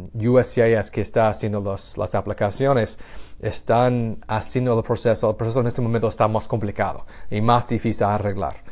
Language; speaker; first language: Spanish; non-native, fluent; English